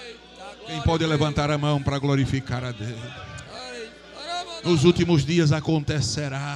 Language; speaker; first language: Portuguese; native; Portuguese